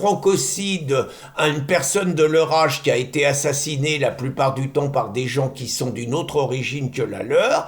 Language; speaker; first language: French; native; French